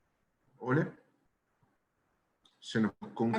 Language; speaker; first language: Spanish; native; Spanish